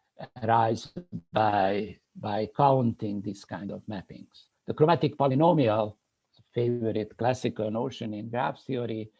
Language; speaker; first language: English; non-native, fluent; Hungarian